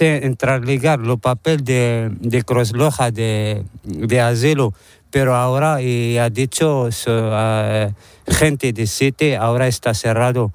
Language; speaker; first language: Spanish; non-native, learner; Arabic